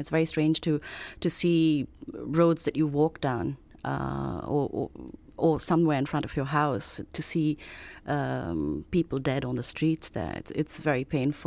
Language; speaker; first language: English; non-native, local second language; Urdu